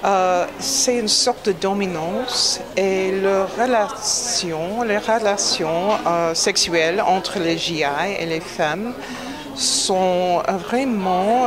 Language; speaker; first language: French; non-native, fluent; English